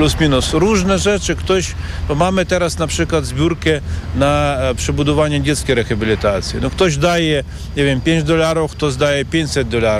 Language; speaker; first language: Polish; non-native, learner; Ukrainian